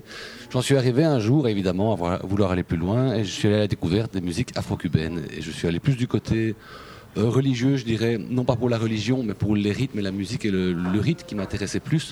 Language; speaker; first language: French; native; French